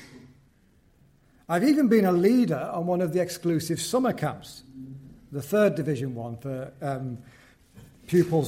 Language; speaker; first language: English; native; English